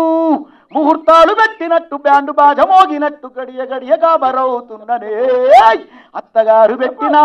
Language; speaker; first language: Telugu; native; Telugu